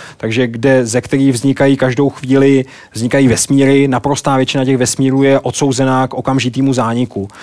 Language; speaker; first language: Czech; native; Czech